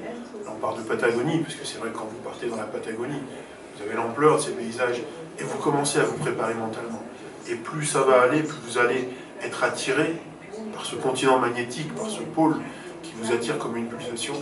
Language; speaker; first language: French; native; French